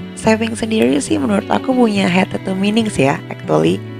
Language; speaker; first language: English; non-native, learner; Indonesian